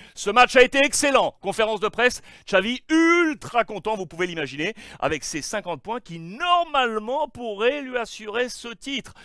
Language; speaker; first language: French; native; French